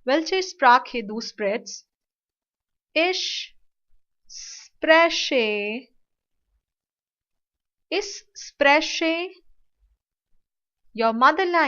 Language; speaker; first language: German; non-native, learner; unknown